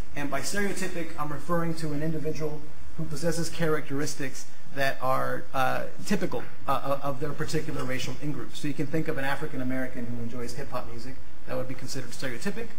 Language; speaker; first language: English; native; English